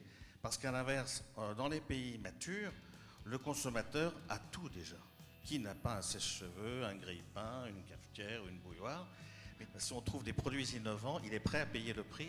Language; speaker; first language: French; native; French